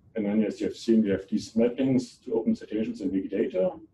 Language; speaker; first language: English; non-native, fluent; German